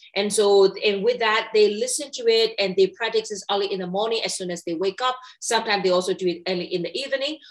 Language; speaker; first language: English; non-native, fluent; Burmese